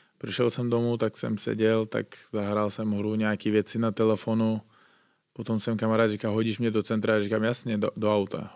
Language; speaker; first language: Czech; non-native, fluent; Uzbek